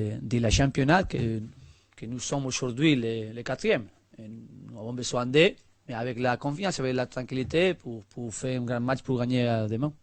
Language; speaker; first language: French; non-native, learner; Spanish